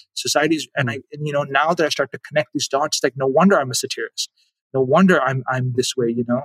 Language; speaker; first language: English; non-native, local second language; Urdu